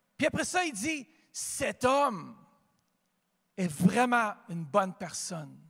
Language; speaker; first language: French; native; French